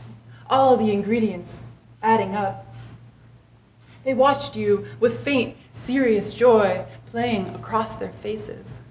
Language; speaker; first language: English; native; English